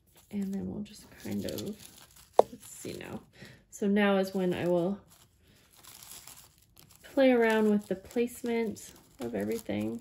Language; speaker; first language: English; native; English